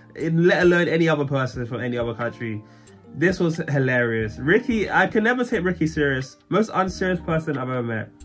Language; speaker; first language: English; native; English